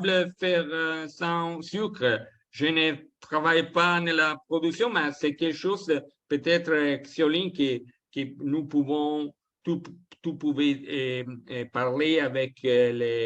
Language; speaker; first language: French; non-native, learner; Italian